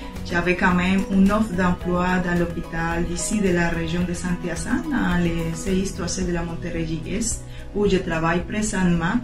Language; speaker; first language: French; non-native, fluent; Spanish